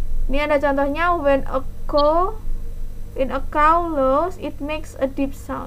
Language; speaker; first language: English; non-native, fluent; Indonesian